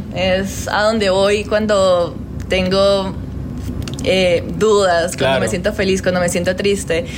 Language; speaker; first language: Spanish; native; Spanish